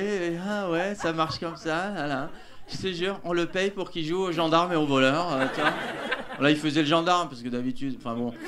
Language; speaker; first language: French; native; French